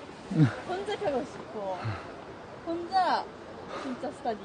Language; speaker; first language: Korean; non-native, learner; Japanese